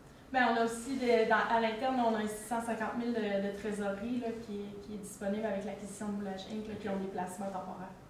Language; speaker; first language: French; native; French